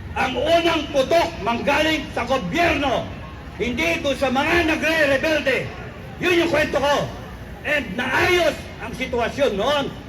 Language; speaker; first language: Filipino; non-native, local second language; Cebuano